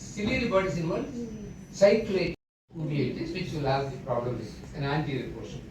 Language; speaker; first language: English; non-native, local second language; Tamil